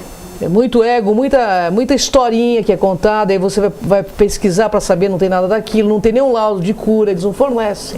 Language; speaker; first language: Portuguese; native; Portuguese